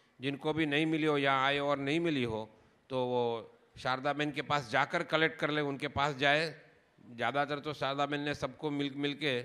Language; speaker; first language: Hindi; non-native, local second language; Gujarati